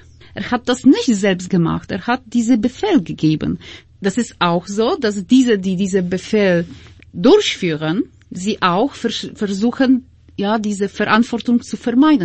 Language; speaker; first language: German; non-native, fluent; Polish